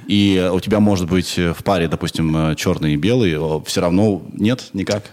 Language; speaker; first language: Russian; native; Russian